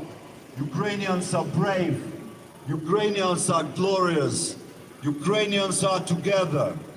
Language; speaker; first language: English; non-native, learner; Ukrainian